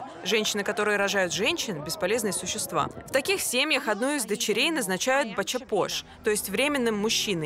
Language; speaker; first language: Russian; native; Russian